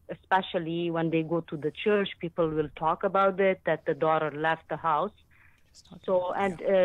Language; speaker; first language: English; non-native, fluent; Arabic